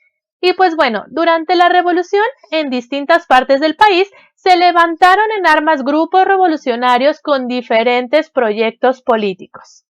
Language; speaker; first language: Spanish; native; Spanish